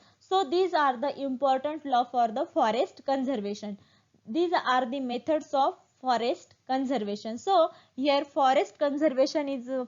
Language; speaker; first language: English; non-native, local second language; Marathi